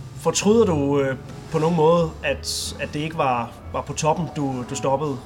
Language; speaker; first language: Danish; native; Danish